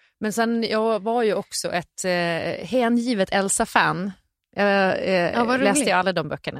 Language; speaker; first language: Swedish; native; Swedish